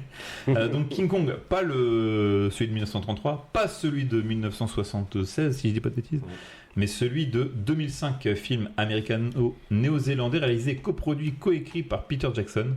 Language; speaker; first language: French; native; French